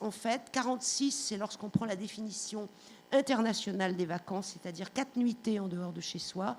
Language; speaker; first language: French; native; French